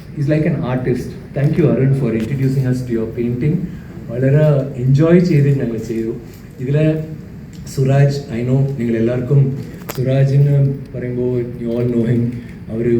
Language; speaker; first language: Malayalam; non-native, fluent; Tamil